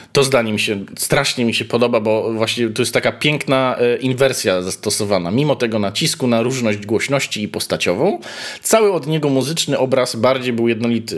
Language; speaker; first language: Polish; native; Polish